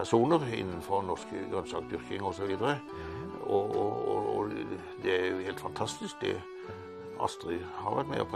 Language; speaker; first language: Norwegian; native; Norwegian